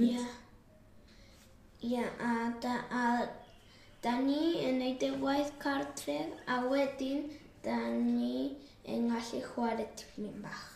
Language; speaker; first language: Welsh; non-native, learner; Spanish